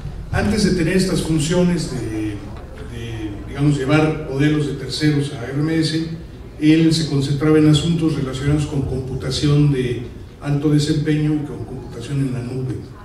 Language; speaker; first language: Spanish; native; Spanish